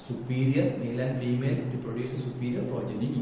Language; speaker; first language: English; non-native, local second language; Malayalam